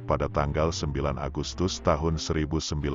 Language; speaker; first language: Indonesian; native; Indonesian